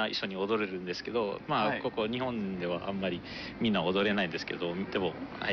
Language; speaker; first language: Japanese; non-native, fluent; Marathi